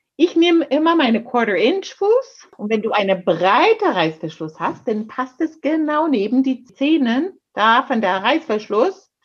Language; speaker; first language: German; non-native, fluent; English